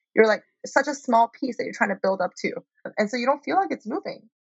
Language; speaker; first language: English; early bilingual, heritage; Chinese